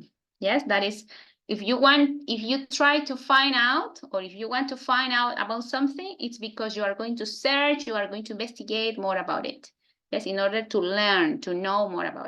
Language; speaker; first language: English; non-native, fluent; Spanish